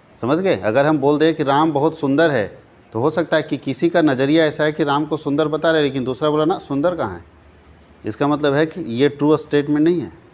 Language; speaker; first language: Hindi; native; Hindi